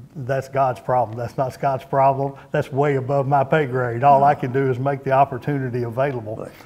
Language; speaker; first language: English; native; English